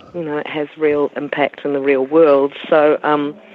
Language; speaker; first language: English; native; English